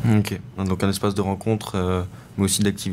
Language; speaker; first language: French; native; French